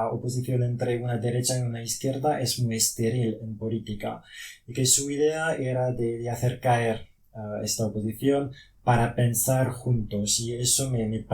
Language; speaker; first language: Spanish; non-native, fluent; French